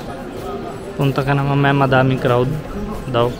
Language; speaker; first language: Filipino; non-native, learner; Hindi